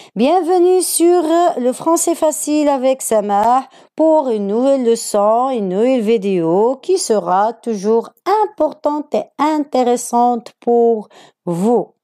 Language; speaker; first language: French; non-native, local second language; Arabic